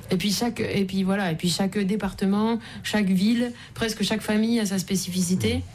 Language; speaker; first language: French; native; French